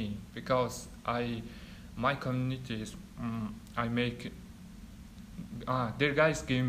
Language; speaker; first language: English; non-native, learner; Mongolian